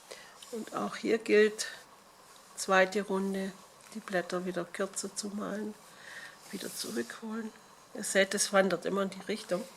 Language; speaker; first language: German; native; German